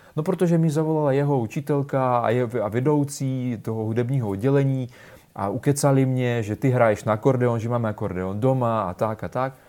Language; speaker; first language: Czech; non-native, fluent; Russian